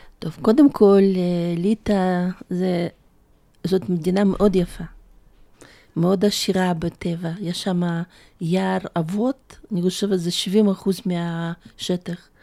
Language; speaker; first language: Hebrew; non-native, fluent; Russian